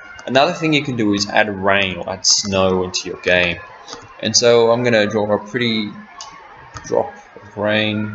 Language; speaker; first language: English; native; English